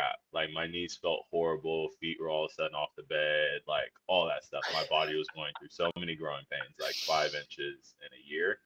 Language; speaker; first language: English; native; English